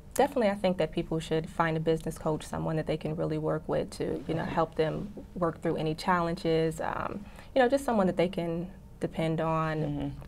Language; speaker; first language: English; native; English